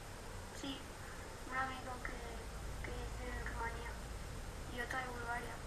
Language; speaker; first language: Catalan; non-native, local second language; Spanish